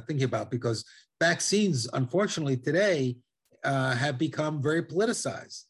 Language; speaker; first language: English; non-native, fluent; Italian